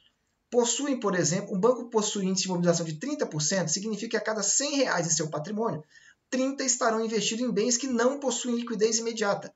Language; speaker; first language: Portuguese; native; Portuguese